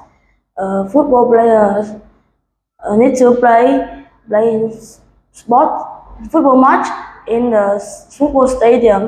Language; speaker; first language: English; non-native, learner; Vietnamese